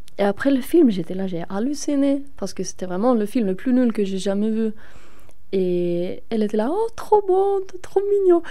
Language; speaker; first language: French; non-native, fluent; Swedish